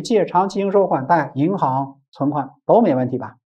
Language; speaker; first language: Chinese; native; Chinese